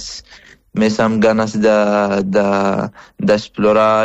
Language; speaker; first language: Catalan; non-native, fluent; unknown